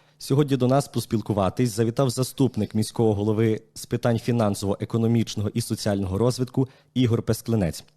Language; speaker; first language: Ukrainian; native; Ukrainian